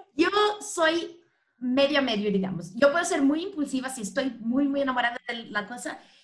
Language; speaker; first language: Spanish; non-native, fluent; Portuguese